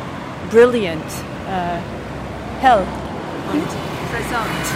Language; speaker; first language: German; non-native, learner; English